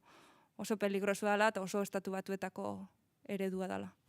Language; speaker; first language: Basque; native; Basque